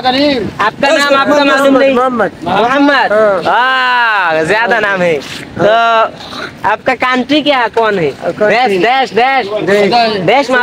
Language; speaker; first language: Hindi; non-native, learner; Bangla